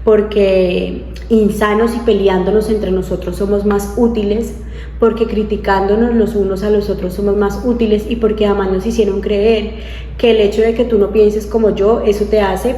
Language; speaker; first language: Spanish; native; Spanish